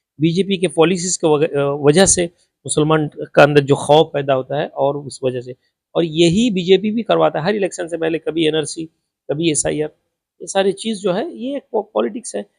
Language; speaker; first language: Urdu; non-native, local second language; Bangla